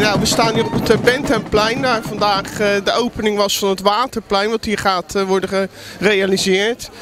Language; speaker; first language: Dutch; native; Dutch